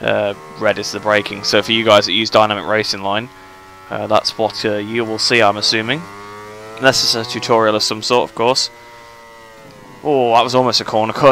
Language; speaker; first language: English; native; English